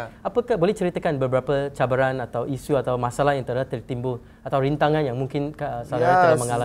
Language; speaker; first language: Malay; native; Malay